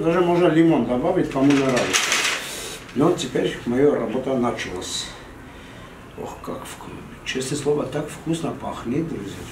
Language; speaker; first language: Russian; non-native, fluent; Armenian